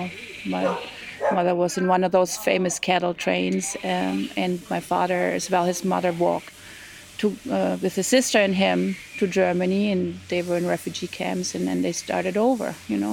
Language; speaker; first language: English; non-native, fluent; German